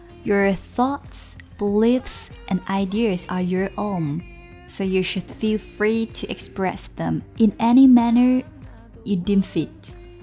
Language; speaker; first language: English; non-native, fluent; Chinese